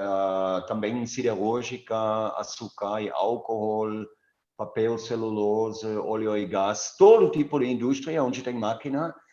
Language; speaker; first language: Portuguese; non-native, fluent; German